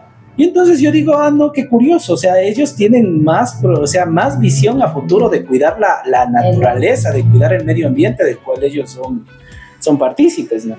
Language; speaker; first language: Spanish; native; Spanish